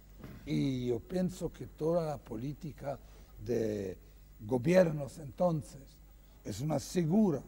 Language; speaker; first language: Spanish; non-native, fluent; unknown